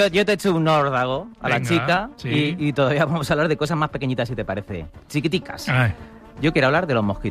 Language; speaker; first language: Spanish; native; Spanish